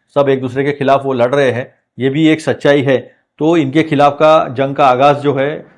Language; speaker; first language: Hindi; non-native, local second language; Marathi